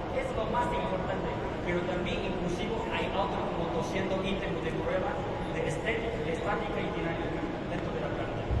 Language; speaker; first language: Spanish; non-native, fluent; Chinese